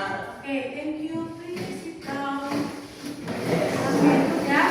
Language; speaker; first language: English; non-native, learner; Indonesian